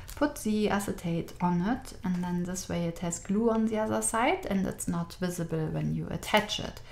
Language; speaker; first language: English; non-native, fluent; German